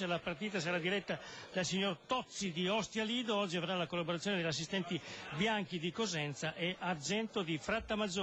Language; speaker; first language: Italian; native; Italian